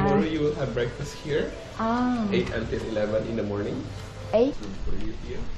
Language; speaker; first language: English; non-native, learner; Indonesian